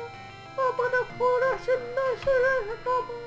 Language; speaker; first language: Japanese; non-native, learner; English